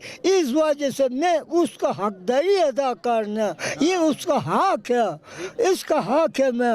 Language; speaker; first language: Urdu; non-native, local second language; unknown